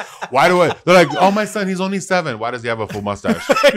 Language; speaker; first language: English; early bilingual, other home language; Spanish